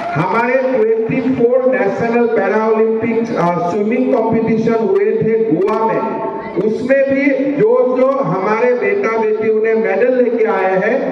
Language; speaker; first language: Hindi; non-native, local second language; Assamese